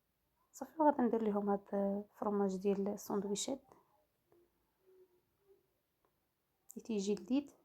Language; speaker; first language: Arabic; native; Arabic